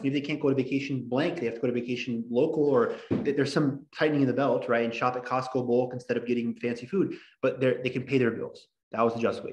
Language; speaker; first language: English; native; English